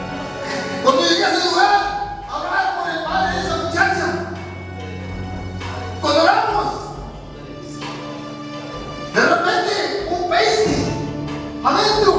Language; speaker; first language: Spanish; native; Spanish